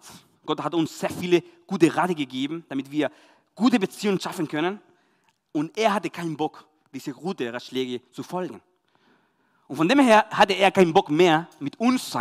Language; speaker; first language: German; non-native, learner; Spanish